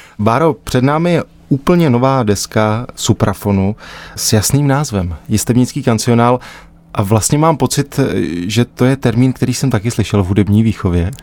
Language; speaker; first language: Czech; native; Czech